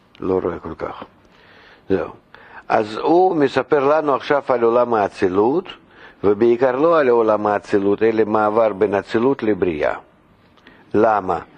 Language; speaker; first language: Hebrew; non-native, fluent; Russian